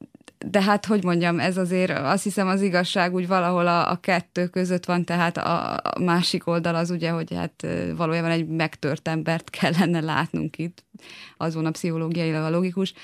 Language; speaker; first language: Hungarian; native; Hungarian